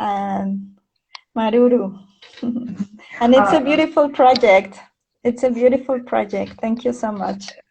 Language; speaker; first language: English; non-native, fluent; Spanish